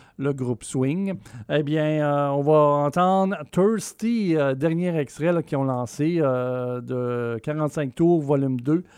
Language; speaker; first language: French; native; French